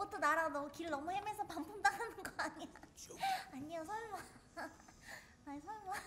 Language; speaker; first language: Korean; native; Korean